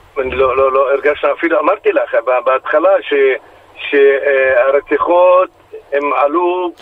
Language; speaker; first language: Hebrew; non-native, local second language; Arabic